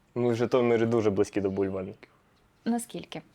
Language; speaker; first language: Ukrainian; non-native, local second language; Russian